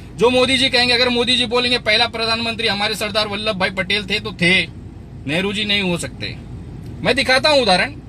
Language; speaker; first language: Hindi; native; Hindi